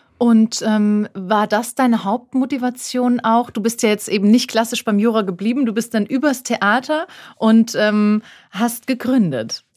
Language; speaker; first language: German; native; German